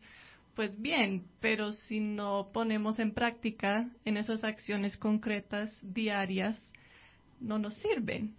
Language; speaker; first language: Spanish; non-native, fluent; English